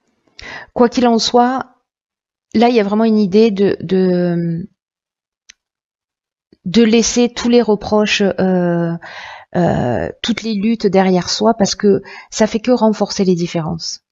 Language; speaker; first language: French; native; French